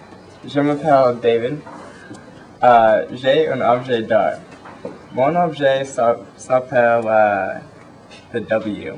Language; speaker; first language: French; non-native, learner; English